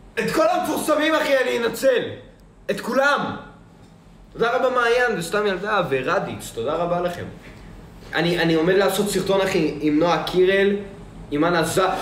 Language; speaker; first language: Hebrew; early bilingual, other home language; Russian